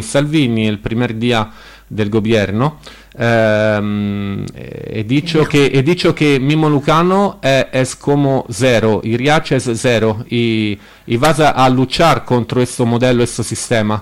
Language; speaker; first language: Spanish; non-native, learner; Italian